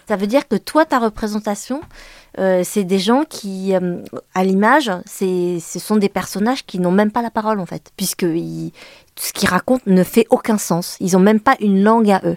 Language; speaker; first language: French; early bilingual, other home language; Vietnamese